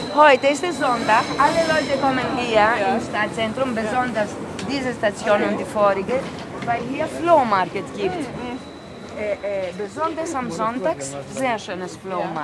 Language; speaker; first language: German; non-native, fluent; Greek